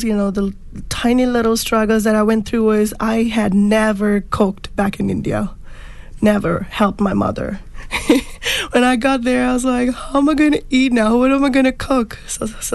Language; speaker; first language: English; non-native, local second language; Punjabi